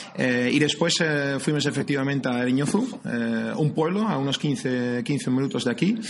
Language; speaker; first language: Spanish; non-native, fluent; Dutch